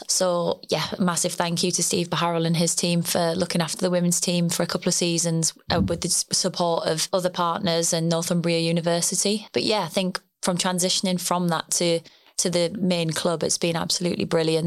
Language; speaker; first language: English; native; English